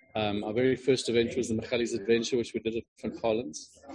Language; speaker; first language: English; native; English